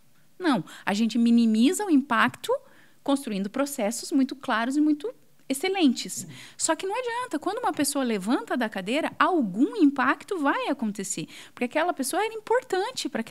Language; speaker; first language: Portuguese; native; Portuguese